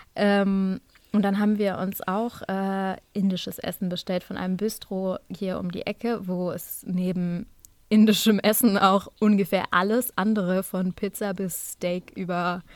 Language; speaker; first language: German; native; German